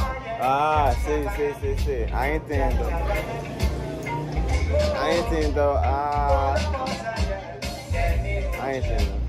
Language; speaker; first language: Portuguese; non-native, learner; English